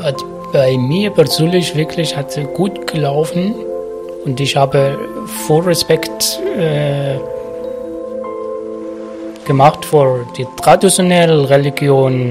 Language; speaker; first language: German; non-native, learner; Arabic